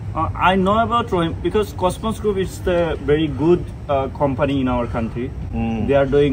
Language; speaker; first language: English; non-native, local second language; Bangla